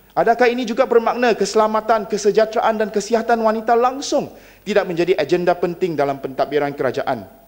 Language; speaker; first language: Malay; non-native, local second language; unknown